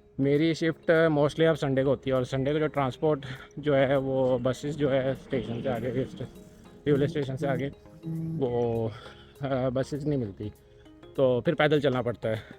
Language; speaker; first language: Urdu; non-native, local second language; Punjabi